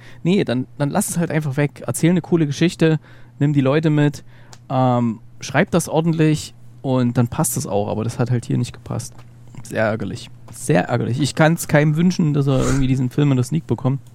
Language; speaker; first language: German; native; German